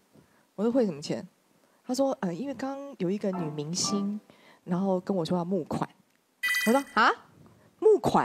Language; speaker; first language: Chinese; native; Chinese